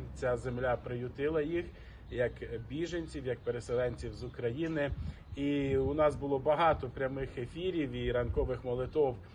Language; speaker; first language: Ukrainian; non-native, local second language; Russian